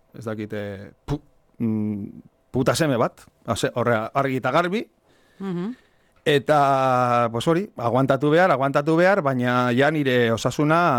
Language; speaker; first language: Basque; non-native, local second language; Spanish